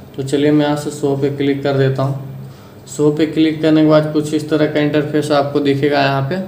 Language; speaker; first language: Hindi; native; Hindi